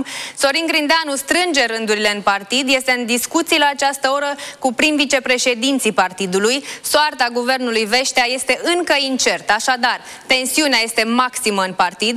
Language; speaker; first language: Romanian; native; Romanian